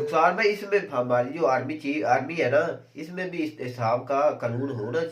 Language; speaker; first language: Urdu; non-native, local second language; Kashmiri